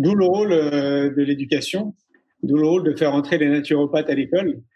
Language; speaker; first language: French; native; French